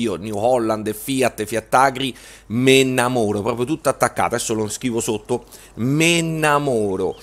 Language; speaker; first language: Italian; native; Italian